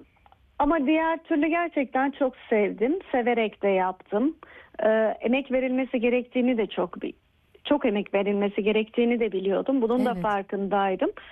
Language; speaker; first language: Turkish; native; Turkish